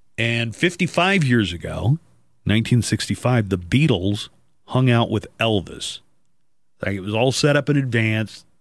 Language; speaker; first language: English; native; English